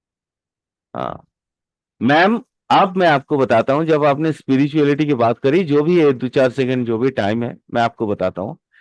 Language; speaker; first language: Hindi; native; Hindi